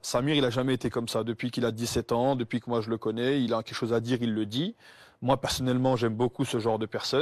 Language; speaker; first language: French; native; French